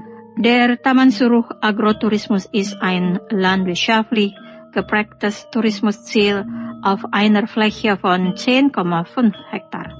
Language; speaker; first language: German; non-native, fluent; Indonesian